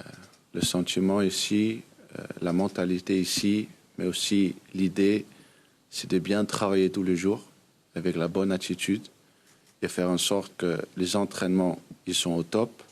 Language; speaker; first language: French; early bilingual, heritage; Danish